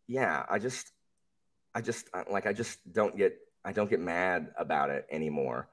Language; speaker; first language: English; native; English